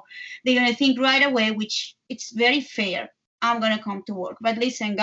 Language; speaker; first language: English; non-native, fluent; Spanish